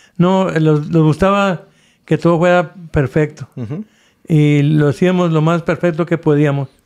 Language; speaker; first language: Spanish; native; Spanish